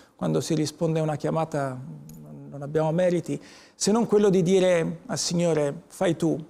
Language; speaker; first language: Italian; native; Italian